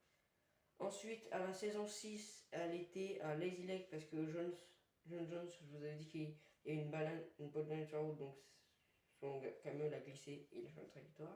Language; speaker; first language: French; native; French